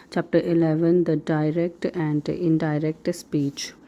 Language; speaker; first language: English; non-native, local second language; Gujarati